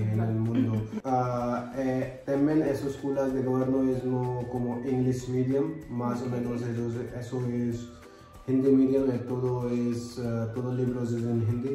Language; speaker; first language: Spanish; non-native, learner; Hindi